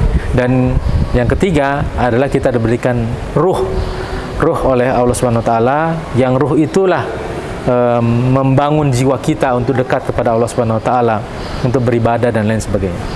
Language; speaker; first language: Indonesian; native; Indonesian